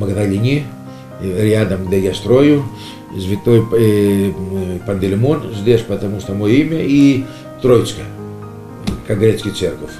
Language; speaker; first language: Russian; non-native, learner; Greek